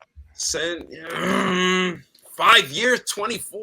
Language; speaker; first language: English; native; English